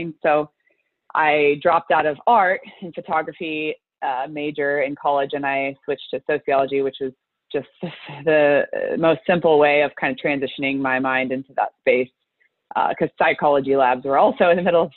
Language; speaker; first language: English; native; English